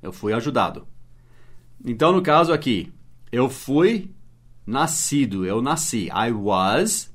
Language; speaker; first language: Portuguese; non-native, fluent; English